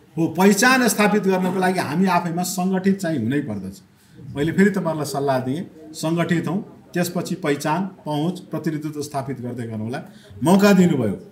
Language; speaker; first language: Nepali; non-native, local second language; Maithili